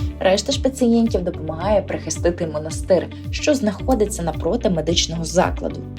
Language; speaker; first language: Ukrainian; native; Ukrainian